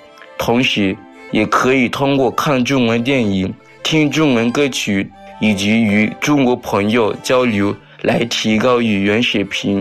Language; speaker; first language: Chinese; non-native, fluent; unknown